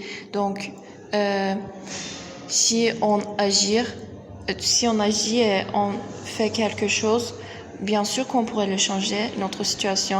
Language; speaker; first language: French; non-native, learner; Turkish